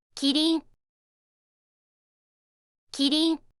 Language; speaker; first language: Japanese; native; Japanese